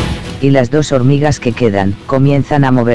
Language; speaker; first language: Spanish; native; Spanish